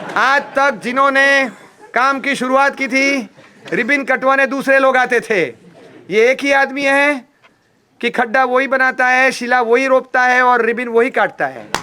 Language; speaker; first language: Hindi; non-native, local second language; Gujarati